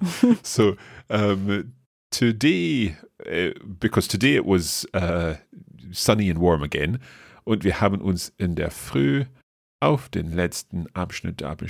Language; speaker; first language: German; non-native, fluent; English